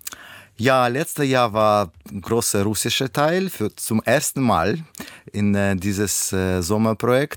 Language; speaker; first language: German; non-native, learner; Russian